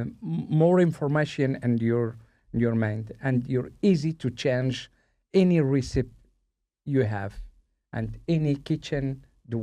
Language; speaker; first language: English; non-native, learner; Spanish